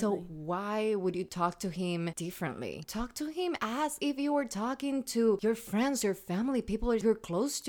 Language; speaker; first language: English; non-native, fluent; Spanish